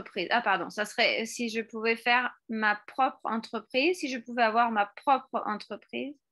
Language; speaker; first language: French; non-native, fluent; Spanish